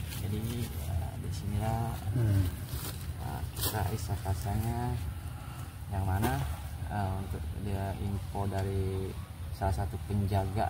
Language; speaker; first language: Indonesian; native; Indonesian